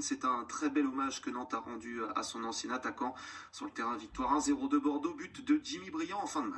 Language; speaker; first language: French; native; French